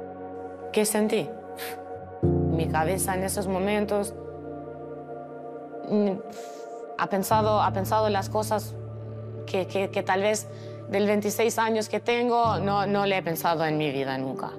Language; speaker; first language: Spanish; non-native, fluent; Albanian